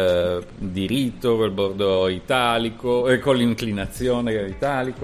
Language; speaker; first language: Italian; native; Italian